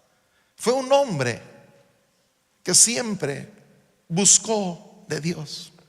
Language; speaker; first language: Spanish; non-native, local second language; English